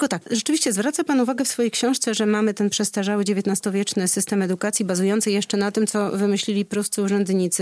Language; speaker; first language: Polish; native; Polish